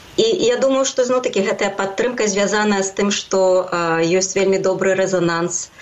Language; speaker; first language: Belarusian; native; Belarusian